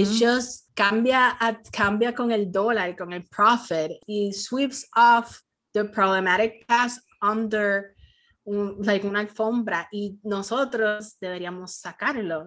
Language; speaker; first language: Spanish; early bilingual, heritage; Spanish